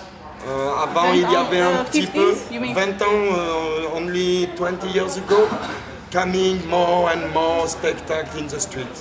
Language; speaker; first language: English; non-native, learner; French